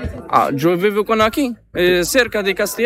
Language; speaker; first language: Spanish; non-native, learner; Arabic